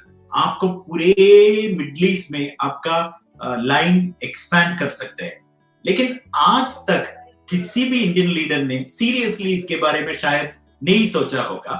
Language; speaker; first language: Hindi; non-native, local second language; Malayalam